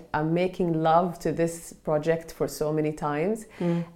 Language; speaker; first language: English; non-native, fluent; Arabic